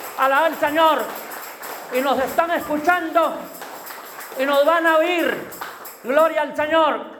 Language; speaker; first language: Spanish; native; Spanish